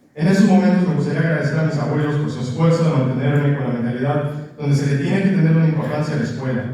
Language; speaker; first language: Spanish; early bilingual, heritage; Spanish